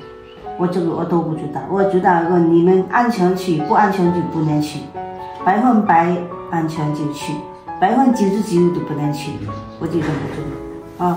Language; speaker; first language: Chinese; native; Chinese